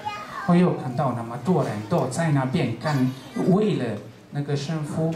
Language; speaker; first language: Chinese; non-native, fluent; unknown